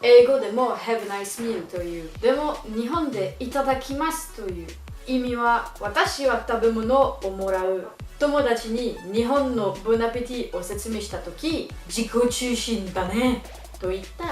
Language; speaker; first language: Japanese; non-native, learner; French